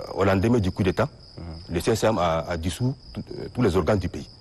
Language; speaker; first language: French; non-native, local second language; Arabic